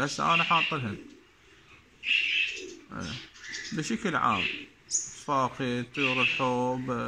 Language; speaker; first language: Arabic; native; Arabic